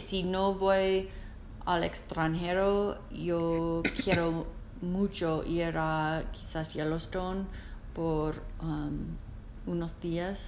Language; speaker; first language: Spanish; non-native, learner; English